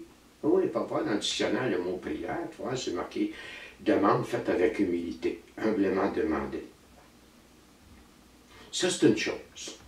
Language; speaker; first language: French; native; French